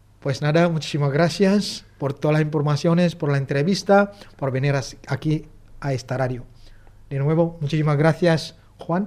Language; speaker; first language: Spanish; non-native, fluent; Indonesian